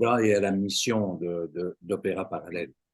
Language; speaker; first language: French; native; French